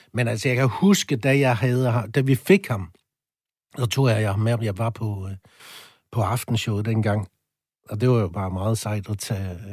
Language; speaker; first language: Danish; native; Danish